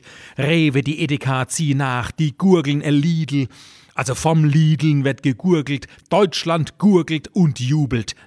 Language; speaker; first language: German; native; German